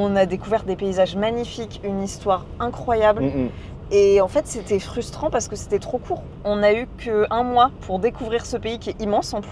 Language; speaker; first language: French; native; French